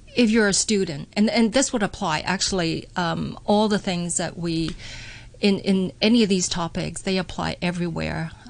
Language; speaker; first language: English; native; English